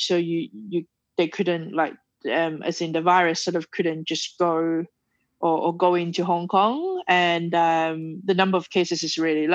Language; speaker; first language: English; non-native, local second language; Cantonese